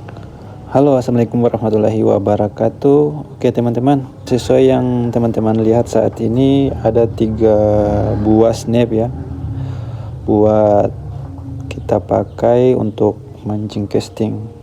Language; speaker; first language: Indonesian; native; Indonesian